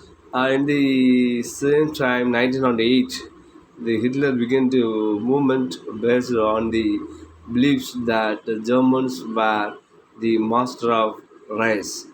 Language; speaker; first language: English; non-native, local second language; Tamil